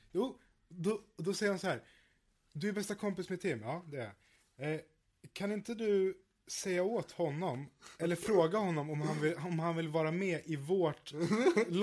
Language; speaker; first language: Swedish; native; Swedish